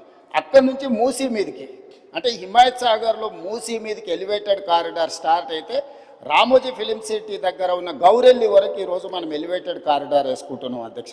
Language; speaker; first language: Telugu; native; Telugu